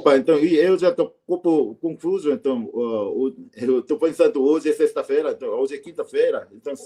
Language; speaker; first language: Portuguese; non-native, learner; Korean